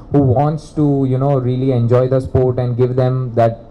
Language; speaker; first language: English; non-native, local second language; Telugu